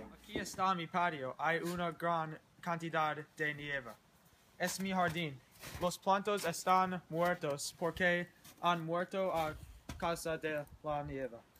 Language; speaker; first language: Spanish; non-native, learner; English